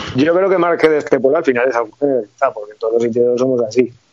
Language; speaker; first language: Spanish; native; Spanish